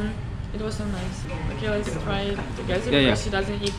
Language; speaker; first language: English; non-native, learner; Ukrainian